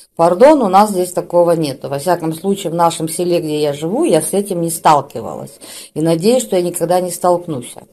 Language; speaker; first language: Russian; native; Russian